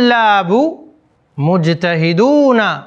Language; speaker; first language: Arabic; non-native, fluent; Urdu